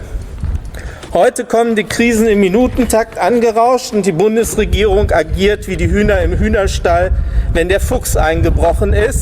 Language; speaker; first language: German; native; German